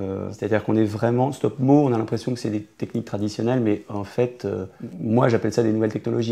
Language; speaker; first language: French; native; French